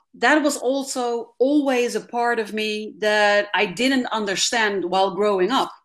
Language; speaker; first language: English; non-native, fluent; Dutch